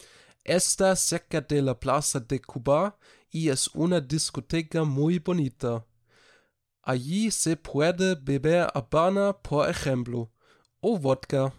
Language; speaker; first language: Spanish; non-native, learner; German